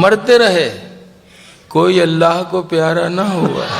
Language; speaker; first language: Urdu; native; Urdu